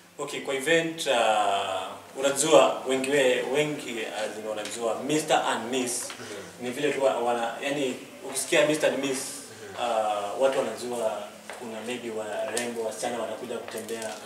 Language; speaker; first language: Swahili; non-native, local second language; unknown